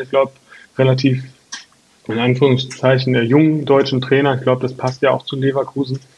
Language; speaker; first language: German; native; German